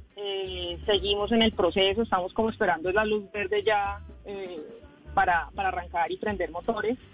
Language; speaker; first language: Spanish; native; Spanish